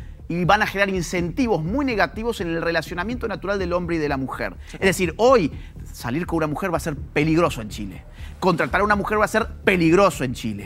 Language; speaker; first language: Spanish; native; Spanish